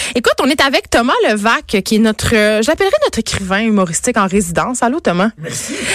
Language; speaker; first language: French; native; French